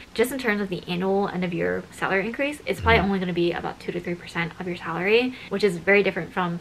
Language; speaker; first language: English; native; English